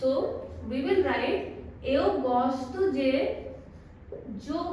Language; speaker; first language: Portuguese; non-native, fluent; Hindi